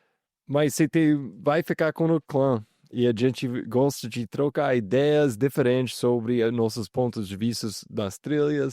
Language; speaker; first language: Portuguese; non-native, fluent; English